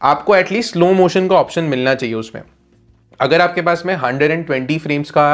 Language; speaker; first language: Hindi; native; Hindi